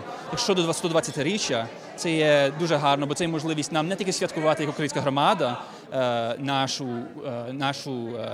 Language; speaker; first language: Ukrainian; early bilingual, heritage; Ukrainian